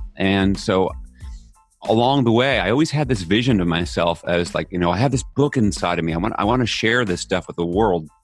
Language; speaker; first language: English; native; English